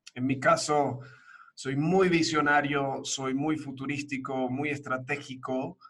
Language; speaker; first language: Spanish; early bilingual, other home language; English